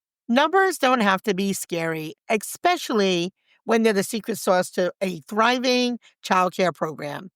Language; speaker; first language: English; native; English